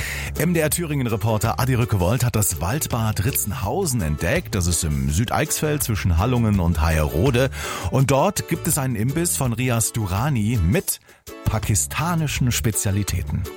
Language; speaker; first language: German; native; German